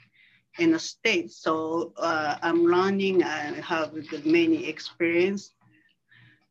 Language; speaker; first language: English; non-native, fluent; Japanese